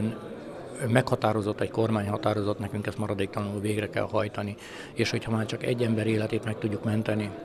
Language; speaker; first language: Hungarian; native; Hungarian